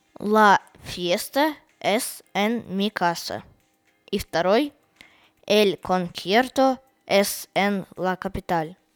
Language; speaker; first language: Spanish; non-native, learner; Russian